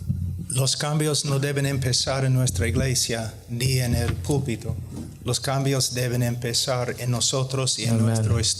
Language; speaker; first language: Spanish; non-native, fluent; English